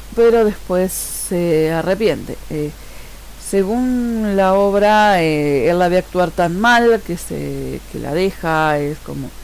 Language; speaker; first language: Spanish; native; Spanish